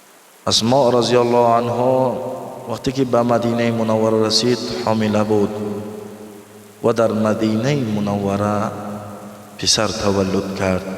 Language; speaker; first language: Persian; native; Persian